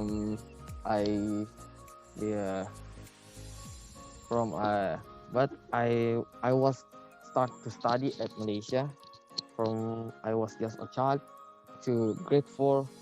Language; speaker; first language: English; non-native, learner; Indonesian